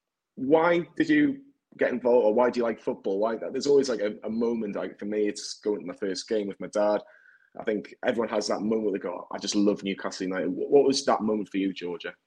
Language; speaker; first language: English; native; English